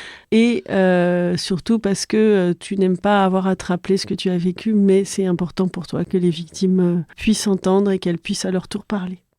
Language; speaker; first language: French; native; French